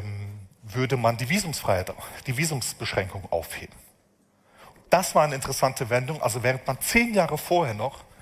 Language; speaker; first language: German; native; German